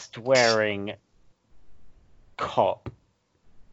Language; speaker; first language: English; native; English